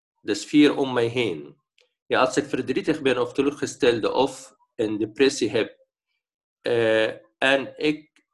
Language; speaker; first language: Dutch; non-native, fluent; Arabic